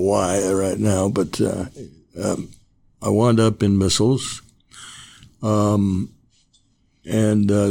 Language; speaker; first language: English; native; English